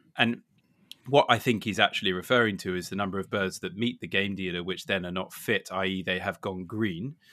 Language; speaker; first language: English; native; English